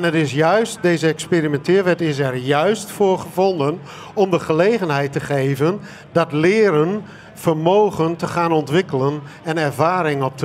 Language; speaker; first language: Dutch; native; Dutch